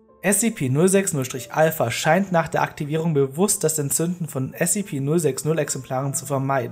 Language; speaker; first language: German; native; German